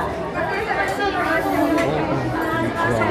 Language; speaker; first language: Japanese; native; Japanese